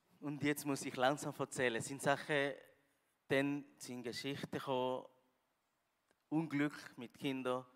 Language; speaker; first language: German; non-native, learner; Spanish